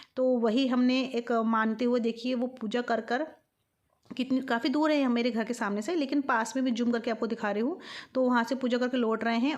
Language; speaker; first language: Hindi; non-native, local second language; Bangla